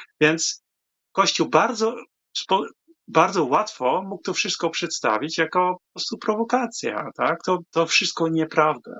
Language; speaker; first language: Polish; non-native, fluent; Dutch